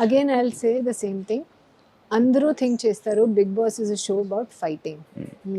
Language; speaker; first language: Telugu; non-native, learner; Hindi